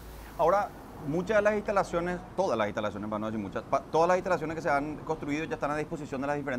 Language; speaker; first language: Spanish; native; Spanish